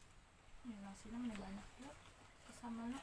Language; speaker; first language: Indonesian; non-native, local second language; Sundanese